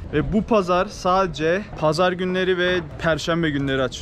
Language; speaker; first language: Turkish; native; Turkish